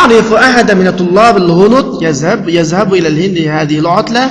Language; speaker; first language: Arabic; non-native, fluent; Uyghur